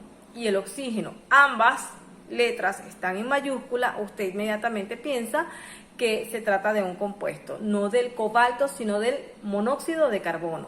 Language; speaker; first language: Spanish; native; Spanish